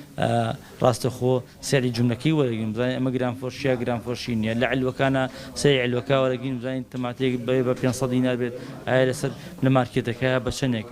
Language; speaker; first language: Central Kurdish; native; Central Kurdish